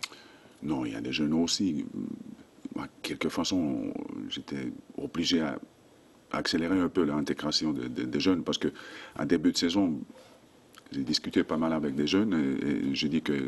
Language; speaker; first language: French; non-native, fluent; Finnish